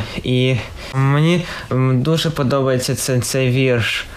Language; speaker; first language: Ukrainian; non-native, local second language; Russian